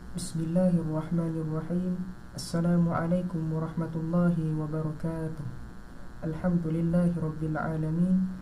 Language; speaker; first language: Malay; native; Malay